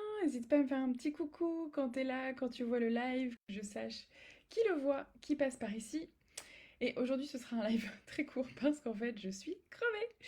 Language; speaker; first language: French; native; French